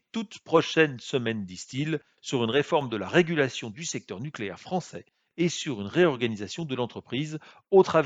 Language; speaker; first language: French; native; French